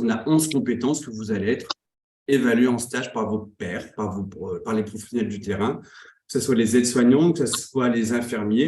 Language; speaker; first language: French; native; French